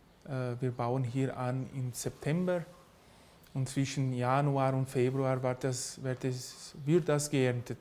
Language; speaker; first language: German; early bilingual, heritage; German